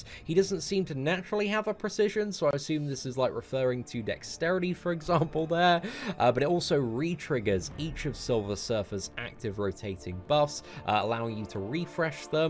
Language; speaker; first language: English; native; English